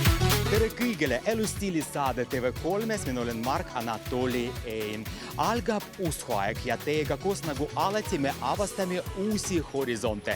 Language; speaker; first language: Estonian; non-native, local second language; Russian